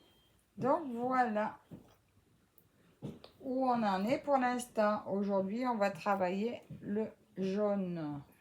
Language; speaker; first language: French; native; French